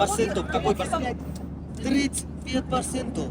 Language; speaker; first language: Russian; non-native, learner; Bangla